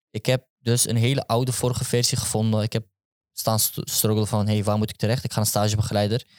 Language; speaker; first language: Dutch; early bilingual, other home language; Turkish